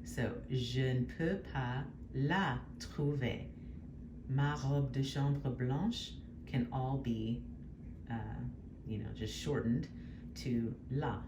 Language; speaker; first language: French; non-native, fluent; English